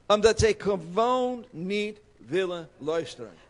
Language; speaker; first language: Dutch; non-native, learner; English